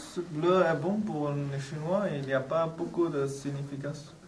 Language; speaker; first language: French; non-native, learner; Chinese